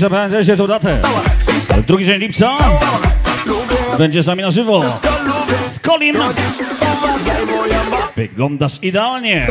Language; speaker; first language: Polish; native; Polish